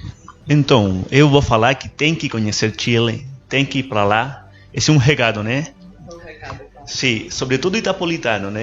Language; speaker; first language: Portuguese; non-native, learner; Spanish